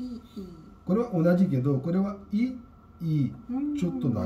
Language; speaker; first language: Japanese; non-native, learner; Hindi